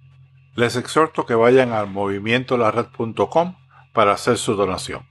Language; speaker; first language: Spanish; native; Spanish